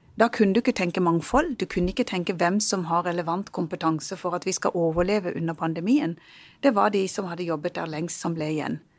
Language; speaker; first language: Norwegian; early bilingual, other home language; Punjabi